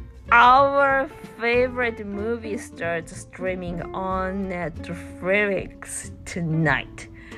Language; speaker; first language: English; non-native, learner; Japanese